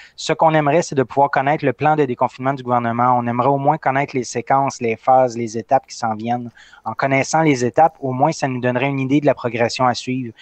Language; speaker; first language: French; native; French